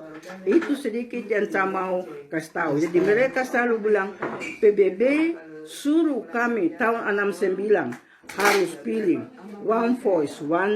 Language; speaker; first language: Indonesian; non-native, local second language; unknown